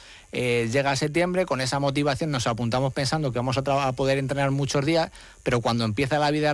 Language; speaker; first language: Spanish; native; Spanish